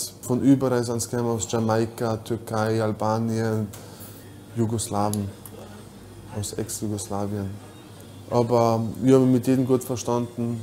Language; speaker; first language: German; early bilingual, other home language; Bosnian